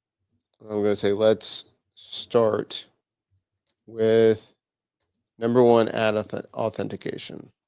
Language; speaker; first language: English; native; English